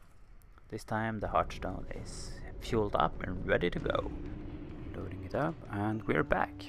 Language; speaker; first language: English; non-native, fluent; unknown